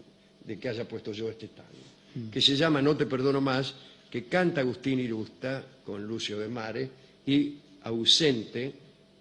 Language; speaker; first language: Spanish; native; Spanish